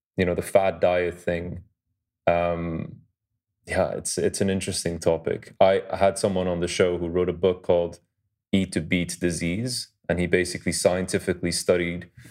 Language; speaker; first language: English; early bilingual, other home language; Dutch